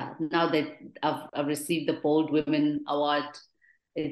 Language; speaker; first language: English; non-native, local second language; Zulu